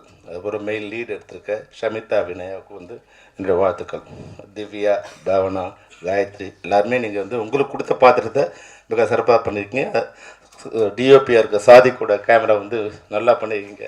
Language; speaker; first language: Tamil; native; Tamil